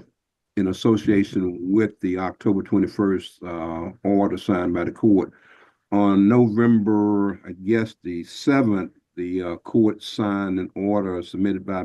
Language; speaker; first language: English; native; English